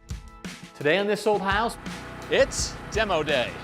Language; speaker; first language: English; native; English